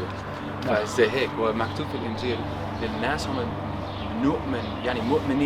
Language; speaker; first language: Arabic; non-native, learner; English